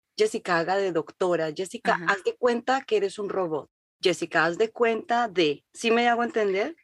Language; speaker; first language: Spanish; native; Spanish